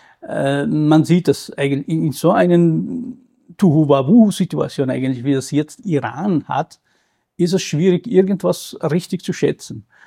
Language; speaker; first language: German; non-native, fluent; Kurdish